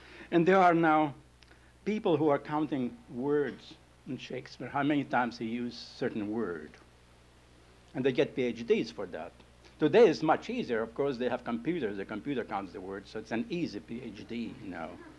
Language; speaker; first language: English; non-native, fluent; Lithuanian